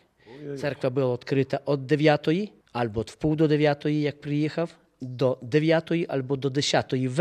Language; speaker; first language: Polish; non-native, local second language; Ukrainian